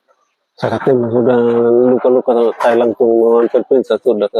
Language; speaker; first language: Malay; non-native, local second language; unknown